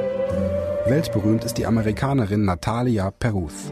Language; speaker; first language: German; native; German